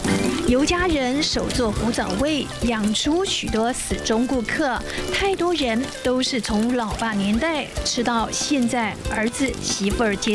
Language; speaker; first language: Chinese; native; Chinese